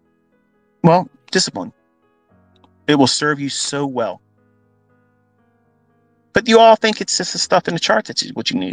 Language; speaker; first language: English; native; English